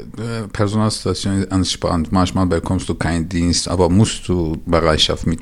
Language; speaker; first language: German; non-native, learner; Turkish